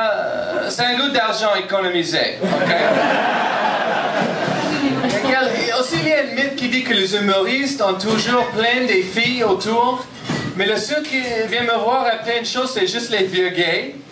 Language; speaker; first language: French; non-native, local second language; English